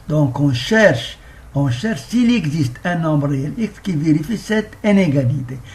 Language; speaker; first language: French; non-native, local second language; Arabic